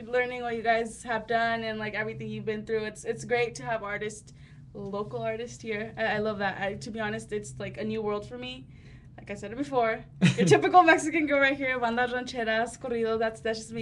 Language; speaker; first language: English; early bilingual, other home language; Spanish